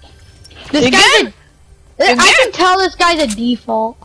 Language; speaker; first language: English; native; English